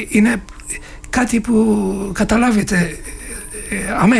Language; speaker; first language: Greek; non-native, learner; Turkish